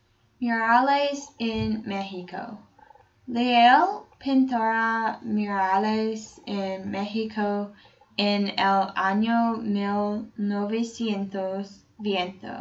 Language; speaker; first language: Spanish; non-native, learner; English